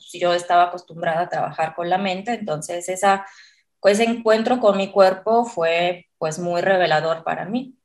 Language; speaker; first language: Spanish; non-native, fluent; Italian